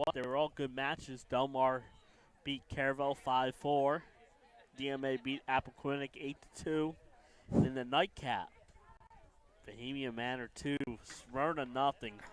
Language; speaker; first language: English; native; English